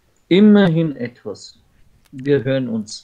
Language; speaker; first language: German; native; German